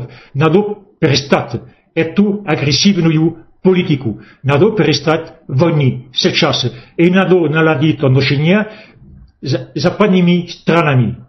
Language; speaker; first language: Russian; non-native, fluent; French